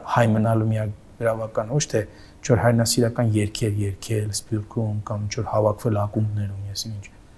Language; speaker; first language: Armenian; native; Armenian